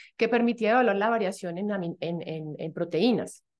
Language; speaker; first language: Spanish; native; Spanish